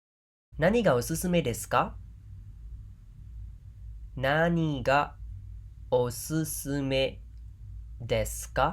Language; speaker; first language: Japanese; non-native, fluent; Khmer